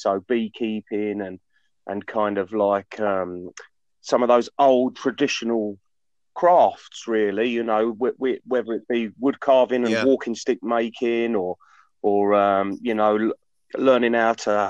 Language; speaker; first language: English; native; English